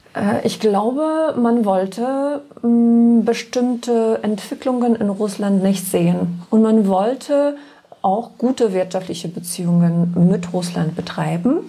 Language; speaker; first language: German; non-native, fluent; Polish